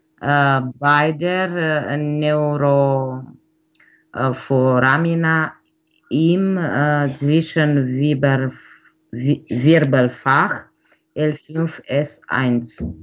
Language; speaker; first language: German; non-native, learner; Romanian